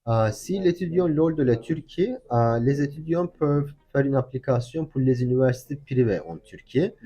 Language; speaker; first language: French; non-native, learner; Turkish